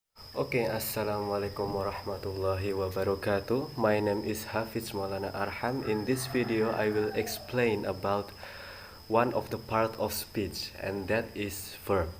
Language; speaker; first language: English; non-native, learner; Indonesian